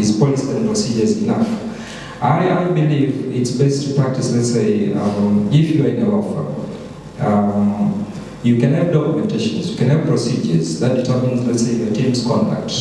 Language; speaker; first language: English; non-native, local second language; Swahili